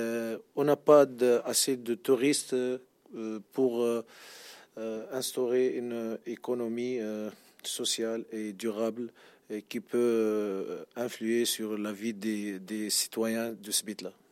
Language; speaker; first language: French; non-native, local second language; Arabic